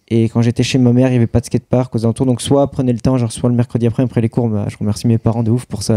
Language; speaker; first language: French; native; French